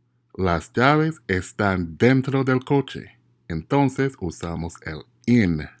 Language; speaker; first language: Spanish; non-native, fluent; English